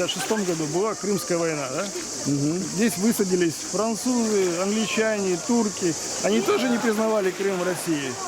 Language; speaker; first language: Russian; native; Russian